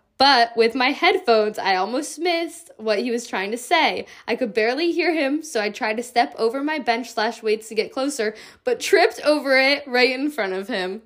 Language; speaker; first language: English; native; English